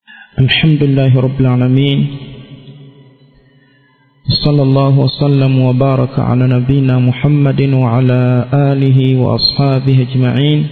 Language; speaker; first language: Arabic; non-native, fluent; Swahili